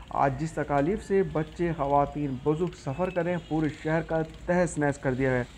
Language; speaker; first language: Urdu; native; Urdu